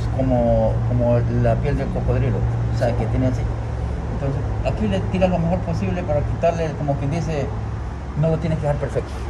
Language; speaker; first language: Spanish; native; Spanish